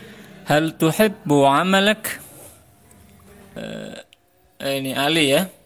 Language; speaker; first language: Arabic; non-native, fluent; Indonesian